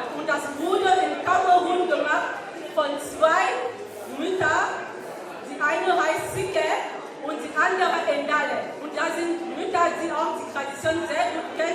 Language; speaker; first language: German; non-native, learner; French